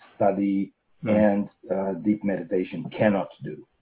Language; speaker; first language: English; non-native, fluent; Russian